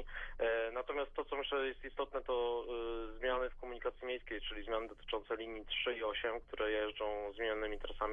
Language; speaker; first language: Polish; native; Polish